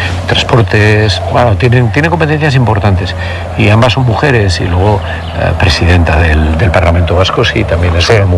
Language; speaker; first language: Spanish; native; Spanish